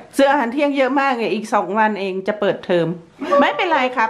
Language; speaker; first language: Thai; native; Thai